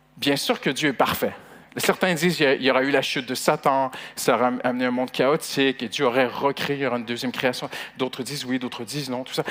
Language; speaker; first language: French; native; French